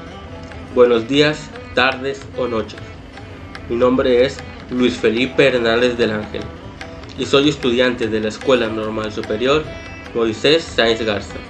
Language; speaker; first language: Spanish; native; Spanish